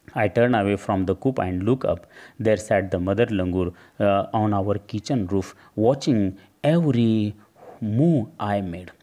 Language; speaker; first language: English; non-native, local second language; Marathi